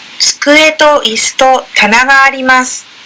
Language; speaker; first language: Japanese; non-native, learner; Indonesian